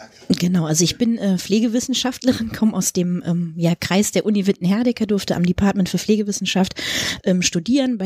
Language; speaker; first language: German; native; German